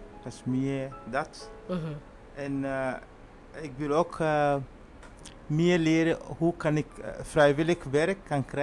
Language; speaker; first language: Dutch; non-native, learner; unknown